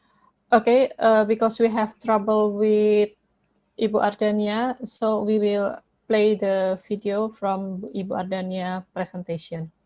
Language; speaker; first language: English; non-native, learner; Indonesian